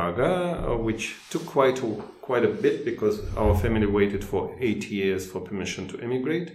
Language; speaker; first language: English; non-native, fluent; Russian